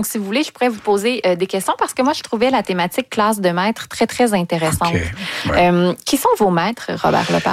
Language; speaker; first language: French; native; French